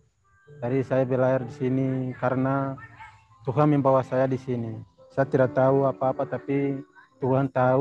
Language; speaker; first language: Indonesian; non-native, local second language; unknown